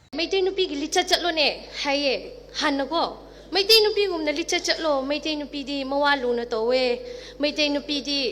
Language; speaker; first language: Manipuri; non-native, local second language; Tangkhul Naga (India)